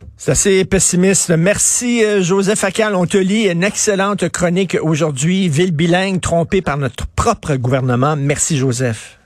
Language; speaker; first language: French; native; French